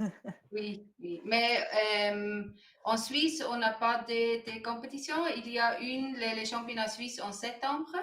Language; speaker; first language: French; non-native, learner; German